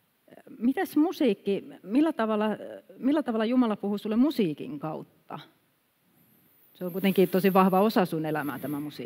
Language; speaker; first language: Finnish; native; Finnish